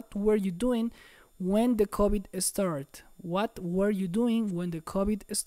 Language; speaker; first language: English; non-native, fluent; Spanish